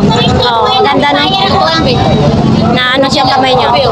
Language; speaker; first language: Filipino; native; Filipino